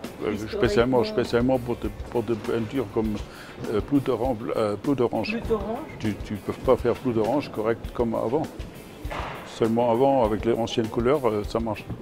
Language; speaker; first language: French; non-native, fluent; German